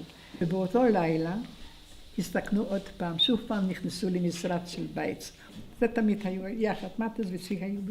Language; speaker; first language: Hebrew; non-native, fluent; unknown